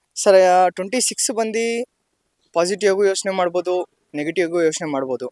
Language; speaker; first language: Kannada; native; Kannada